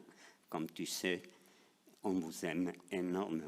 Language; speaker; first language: French; non-native, fluent; Spanish